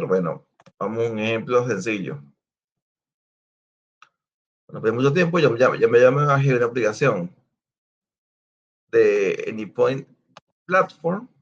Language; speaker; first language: Spanish; native; Spanish